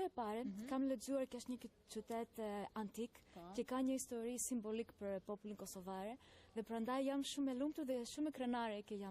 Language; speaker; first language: Albanian; non-native, learner; Greek